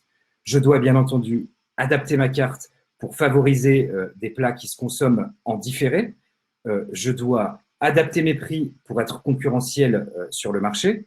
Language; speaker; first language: French; native; French